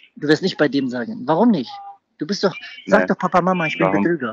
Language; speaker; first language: German; native; German